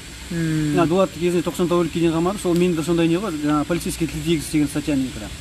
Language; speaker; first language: Kazakh; native; Kazakh